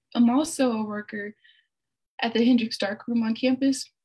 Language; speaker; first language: English; native; English